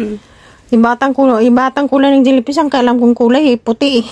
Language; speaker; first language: Filipino; native; Filipino